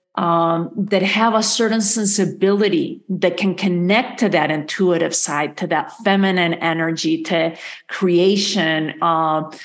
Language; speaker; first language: English; non-native, fluent; Spanish